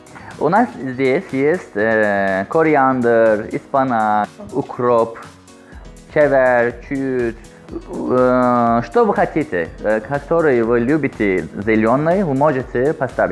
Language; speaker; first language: Russian; non-native, learner; Azerbaijani